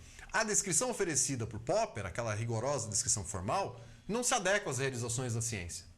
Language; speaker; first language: Portuguese; native; Portuguese